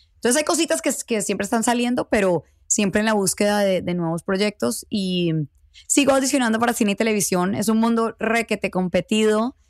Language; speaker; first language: Spanish; native; Spanish